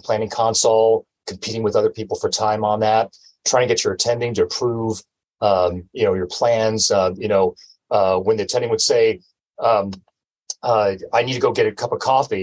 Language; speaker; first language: English; native; English